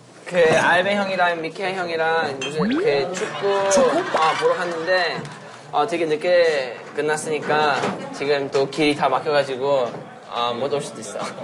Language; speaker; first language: Korean; non-native, fluent; English